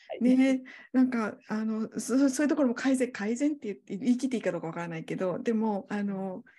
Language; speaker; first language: Japanese; native; Japanese